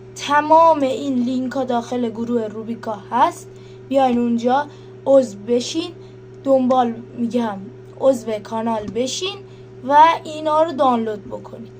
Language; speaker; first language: Persian; native; Persian